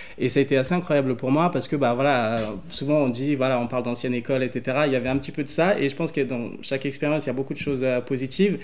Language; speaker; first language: French; early bilingual, other home language; English